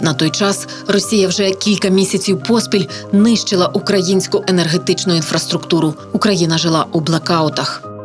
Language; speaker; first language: Ukrainian; native; Ukrainian